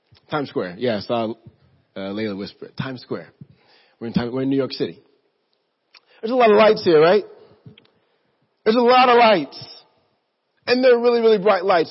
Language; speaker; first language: English; native; English